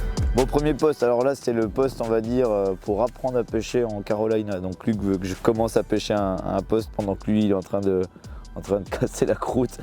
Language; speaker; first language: French; native; French